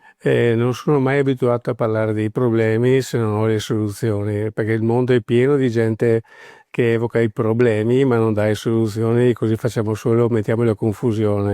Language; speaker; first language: Italian; native; Italian